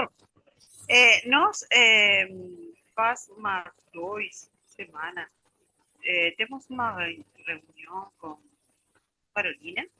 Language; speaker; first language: Portuguese; non-native, learner; Spanish